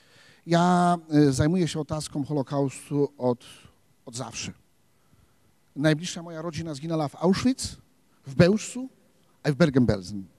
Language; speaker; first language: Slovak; non-native, learner; Polish